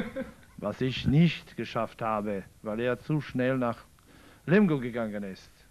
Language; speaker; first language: German; non-native, fluent; Romanian